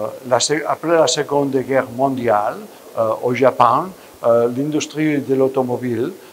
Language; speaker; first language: French; non-native, fluent; Spanish